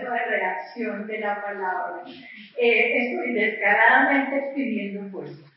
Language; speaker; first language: Spanish; native; Spanish